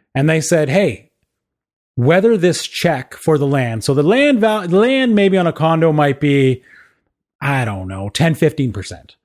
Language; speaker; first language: English; native; English